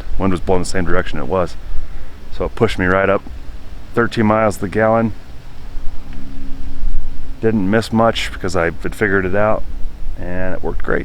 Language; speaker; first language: English; native; English